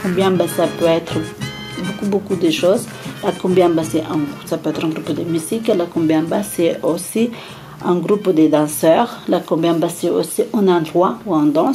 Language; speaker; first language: French; non-native, fluent; Spanish